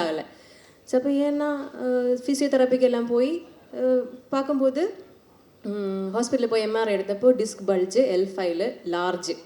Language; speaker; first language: Tamil; non-native, learner; Malayalam